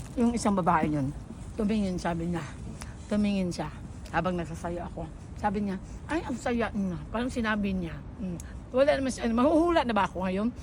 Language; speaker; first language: Filipino; native; Filipino